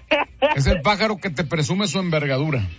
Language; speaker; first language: Spanish; native; Spanish